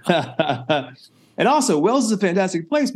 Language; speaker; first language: English; native; English